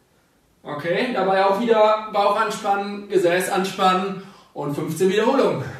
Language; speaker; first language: German; native; German